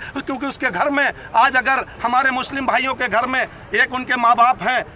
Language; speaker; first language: Hindi; native; Hindi